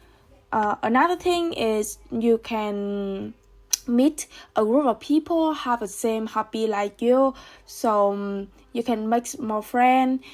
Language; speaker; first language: English; non-native, learner; Vietnamese